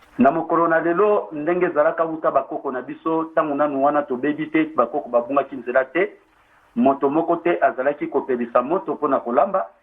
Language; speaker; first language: Lingala; non-native, local second language; Kongo